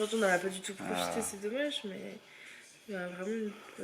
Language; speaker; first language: French; native; French